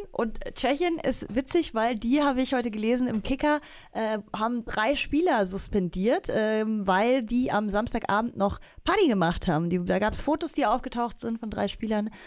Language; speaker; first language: German; native; German